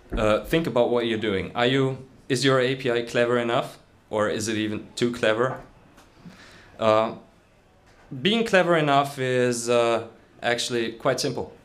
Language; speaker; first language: English; non-native, fluent; German